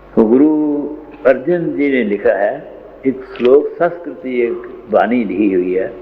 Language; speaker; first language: Hindi; non-native, local second language; Punjabi